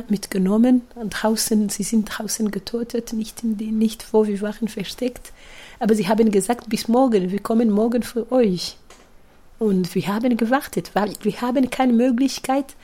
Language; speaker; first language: German; non-native, fluent; Kinyarwanda